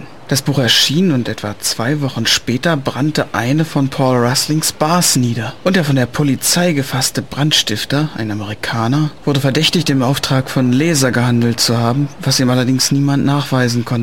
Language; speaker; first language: German; native; German